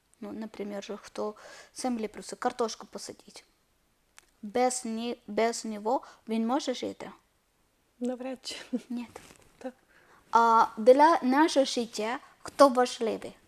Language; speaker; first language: Ukrainian; non-native, learner; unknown